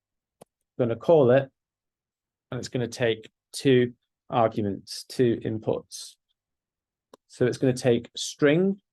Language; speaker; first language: English; native; English